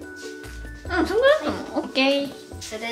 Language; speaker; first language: Japanese; native; Japanese